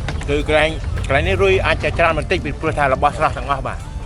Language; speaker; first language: Khmer; native; Khmer